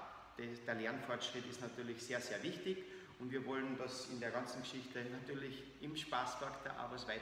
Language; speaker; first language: German; native; German